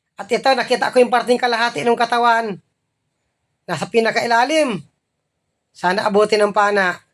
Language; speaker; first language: Filipino; non-native, local second language; Bikol